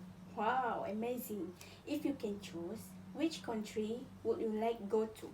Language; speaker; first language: English; non-native, local second language; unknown